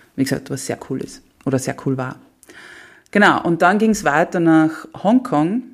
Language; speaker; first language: German; native; German